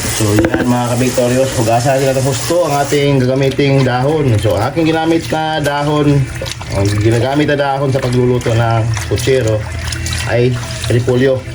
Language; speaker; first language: Filipino; non-native, local second language; Cebuano